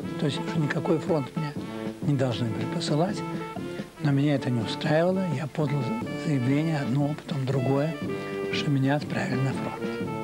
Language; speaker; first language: Russian; native; Russian